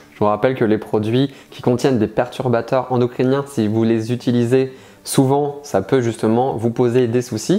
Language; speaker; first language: French; native; French